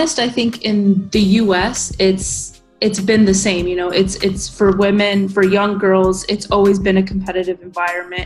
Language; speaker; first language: English; native; English